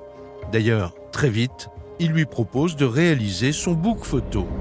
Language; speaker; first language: French; native; French